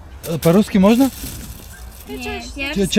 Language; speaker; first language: Russian; non-native, local second language; Uzbek